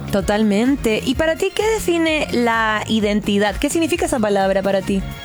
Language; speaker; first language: Spanish; native; Spanish